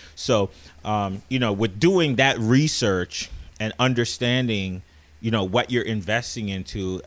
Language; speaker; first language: English; native; English